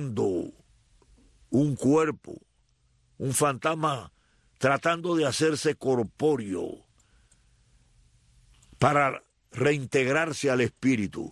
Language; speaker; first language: Spanish; native; Spanish